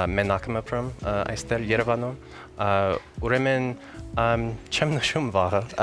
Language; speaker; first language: Armenian; non-native, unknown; English